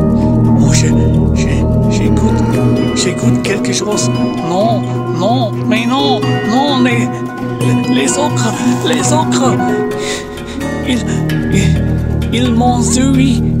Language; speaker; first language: French; non-native, learner; English